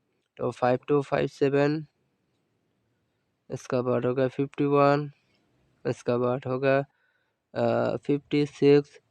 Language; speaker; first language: Hindi; non-native, local second language; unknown